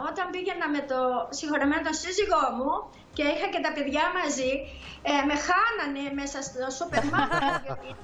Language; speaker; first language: Greek; native; Greek